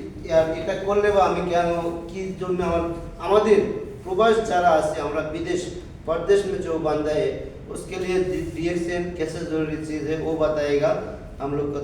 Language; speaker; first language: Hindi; non-native, learner; Bangla